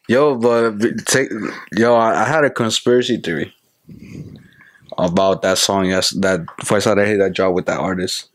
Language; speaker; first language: English; early bilingual, other home language; Spanish